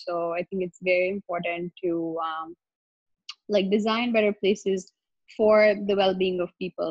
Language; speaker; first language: English; non-native, local second language; Hindi